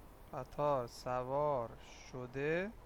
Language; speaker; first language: Persian; non-native, fluent; Urdu